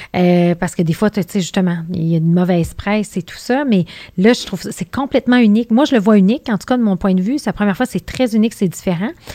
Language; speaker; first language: French; native; French